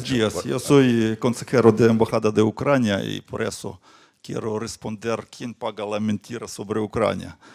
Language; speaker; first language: Spanish; non-native, learner; Ukrainian